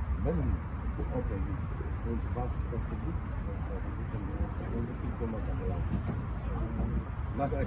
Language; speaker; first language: German; non-native, learner; Polish